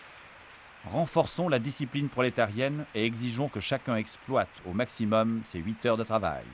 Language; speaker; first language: French; native; French